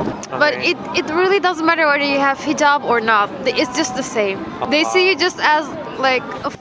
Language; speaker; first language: English; non-native, fluent; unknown